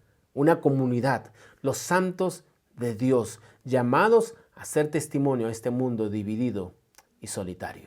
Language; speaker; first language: Spanish; native; Spanish